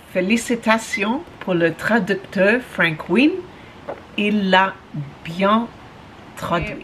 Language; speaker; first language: French; non-native, learner; English